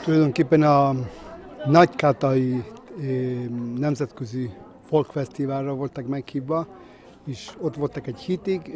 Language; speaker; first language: Hungarian; non-native, fluent; Spanish